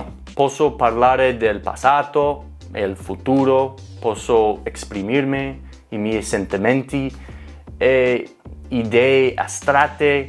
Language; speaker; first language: Italian; non-native, learner; English